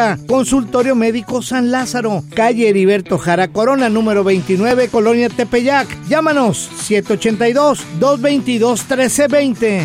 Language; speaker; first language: Spanish; native; Spanish